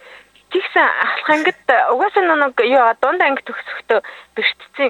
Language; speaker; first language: Mongolian; native; Mongolian